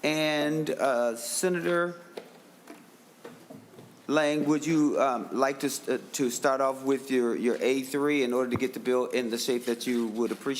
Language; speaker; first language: English; native; English